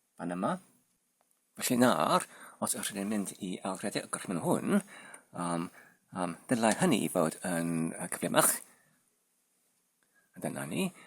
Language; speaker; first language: Welsh; non-native, learner; Polish